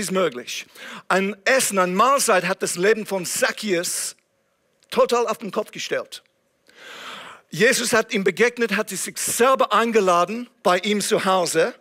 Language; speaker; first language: German; non-native, fluent; English